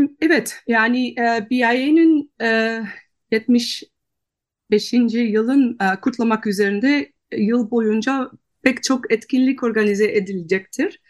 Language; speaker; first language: Turkish; non-native, fluent; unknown